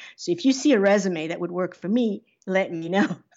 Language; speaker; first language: English; native; English